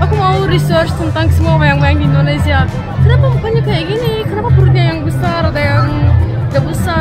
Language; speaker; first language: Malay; non-native, fluent; Turkish